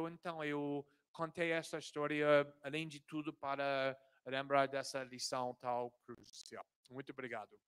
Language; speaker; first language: Portuguese; non-native, fluent; English